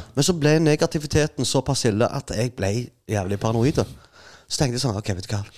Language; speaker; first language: Norwegian; non-native, fluent; Arabic